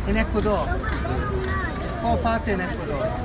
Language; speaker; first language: Spanish; non-native, learner; English